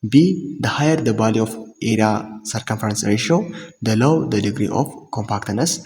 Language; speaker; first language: English; non-native, local second language; Amharic